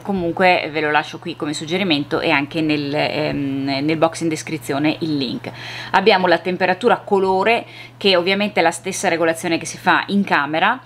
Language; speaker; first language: Italian; native; Italian